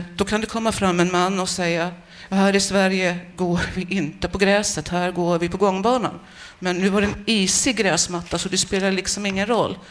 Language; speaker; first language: Swedish; native; Swedish